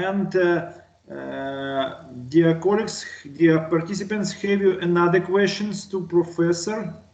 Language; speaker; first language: English; non-native, learner; Russian